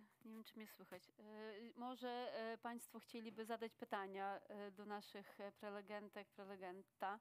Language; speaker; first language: Polish; non-native, fluent; Ukrainian